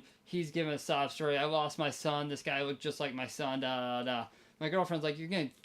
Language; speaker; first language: English; native; English